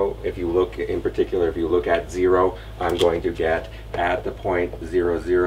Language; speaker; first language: English; native; English